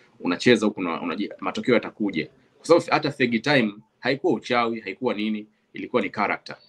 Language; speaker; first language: Swahili; native; Swahili